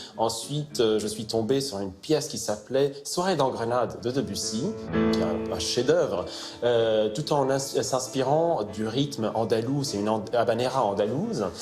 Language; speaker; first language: French; non-native, local second language; Arabic